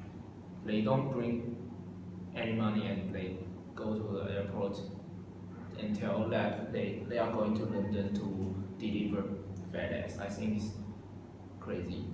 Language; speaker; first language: English; non-native, learner; Chinese